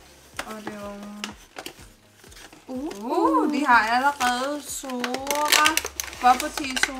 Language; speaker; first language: Danish; non-native, learner; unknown